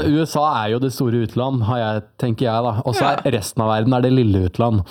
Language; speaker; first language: Norwegian; native; Norwegian